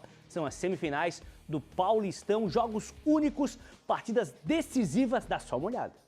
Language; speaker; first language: Portuguese; native; Portuguese